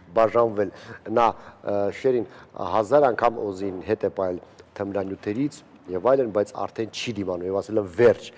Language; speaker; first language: Armenian; native; Armenian